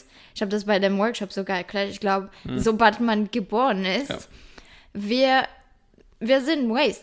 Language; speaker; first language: German; non-native, fluent; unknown